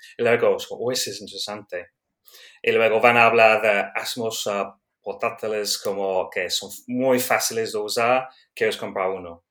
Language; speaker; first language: Spanish; non-native, learner; English